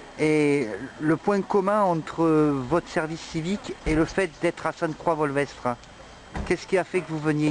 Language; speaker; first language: French; native; French